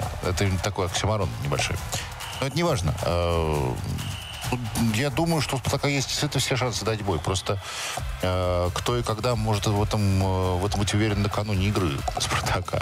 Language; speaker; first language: Russian; native; Russian